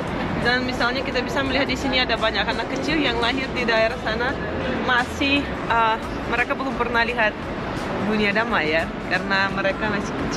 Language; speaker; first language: Indonesian; non-native, fluent; Russian